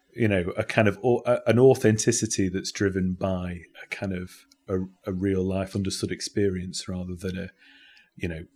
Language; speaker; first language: English; native; English